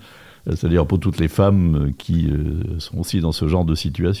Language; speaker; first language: French; native; French